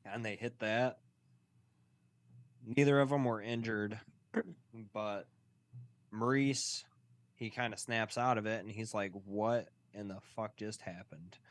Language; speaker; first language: English; native; English